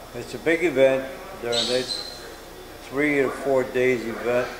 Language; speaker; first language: English; native; English